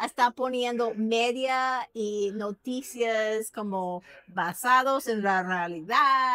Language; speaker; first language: Spanish; non-native, fluent; English